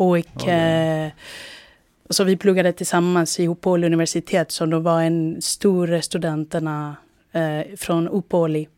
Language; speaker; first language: Swedish; non-native, fluent; Spanish